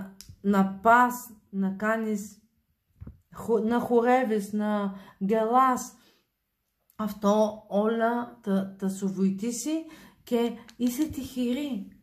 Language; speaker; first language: Greek; non-native, learner; Bulgarian